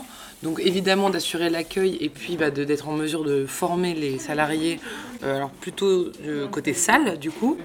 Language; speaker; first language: French; native; French